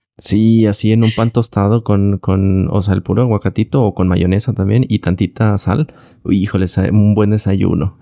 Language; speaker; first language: Spanish; native; Spanish